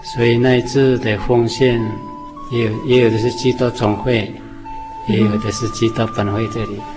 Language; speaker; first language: Chinese; non-native, local second language; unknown